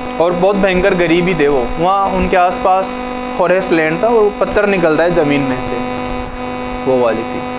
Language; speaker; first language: Hindi; native; Hindi